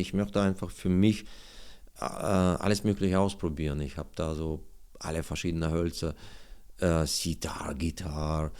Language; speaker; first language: German; non-native, learner; Russian